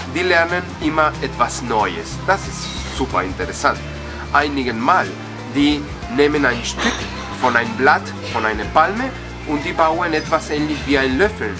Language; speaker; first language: German; non-native, learner; Spanish